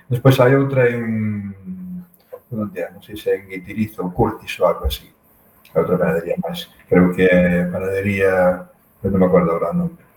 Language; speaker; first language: Galician; native; Galician